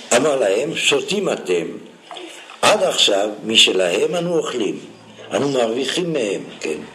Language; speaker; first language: Hebrew; non-native, fluent; French